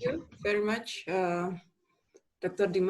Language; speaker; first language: English; non-native, fluent; Indonesian